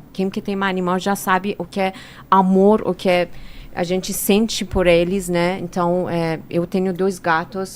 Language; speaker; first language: Portuguese; non-native, fluent; Persian